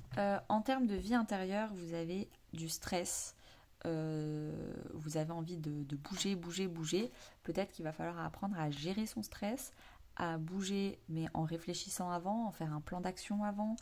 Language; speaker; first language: French; native; French